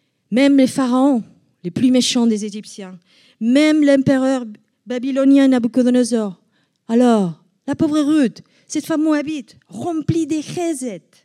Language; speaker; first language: French; non-native, fluent; Spanish